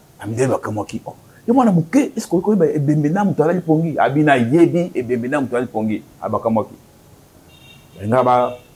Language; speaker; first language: Lingala; non-native, local second language; Kongo